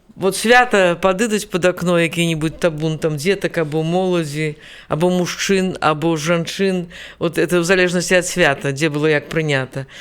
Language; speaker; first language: Belarusian; native; Belarusian